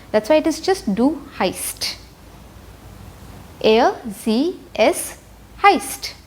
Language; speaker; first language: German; non-native, fluent; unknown